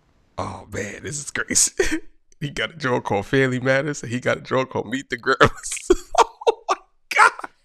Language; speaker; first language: English; native; English